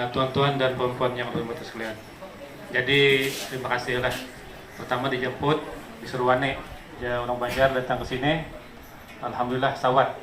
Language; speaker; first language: Malay; non-native, local second language; Banjar